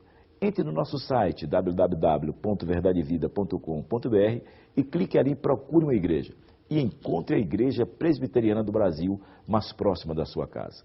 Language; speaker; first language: Portuguese; native; Portuguese